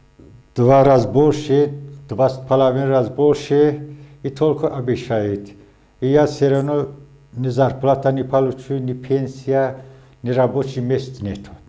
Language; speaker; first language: Russian; non-native, learner; Azerbaijani